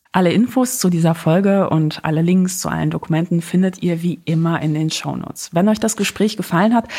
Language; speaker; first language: German; early bilingual, other home language; Polish